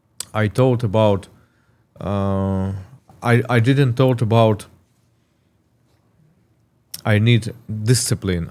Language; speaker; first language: English; non-native, learner; Russian